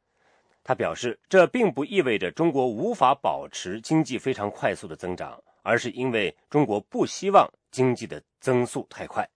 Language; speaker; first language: Chinese; native; Chinese